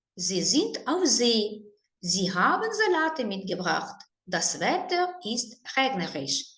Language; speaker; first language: German; non-native, fluent; Ukrainian